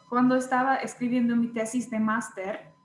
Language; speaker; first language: Spanish; non-native, fluent; Czech